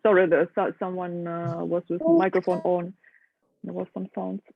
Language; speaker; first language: English; non-native, learner; Ukrainian